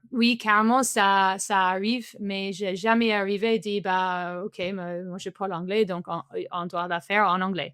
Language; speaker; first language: French; non-native, fluent; English